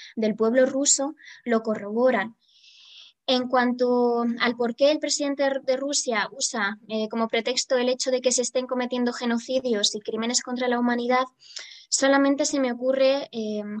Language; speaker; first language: Spanish; non-native, fluent; Ukrainian